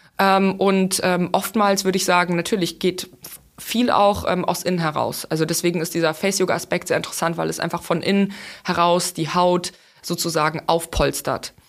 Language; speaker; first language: German; non-native, fluent; Russian